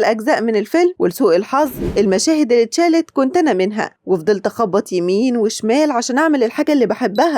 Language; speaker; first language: Arabic; native; Arabic